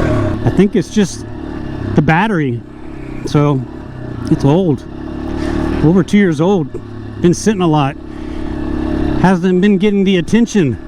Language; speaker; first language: English; native; English